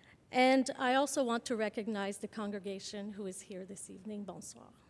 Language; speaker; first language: English; non-native, local second language; French